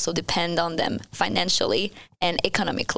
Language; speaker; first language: English; non-native, fluent; French